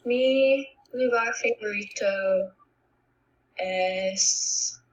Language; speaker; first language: Spanish; non-native, learner; English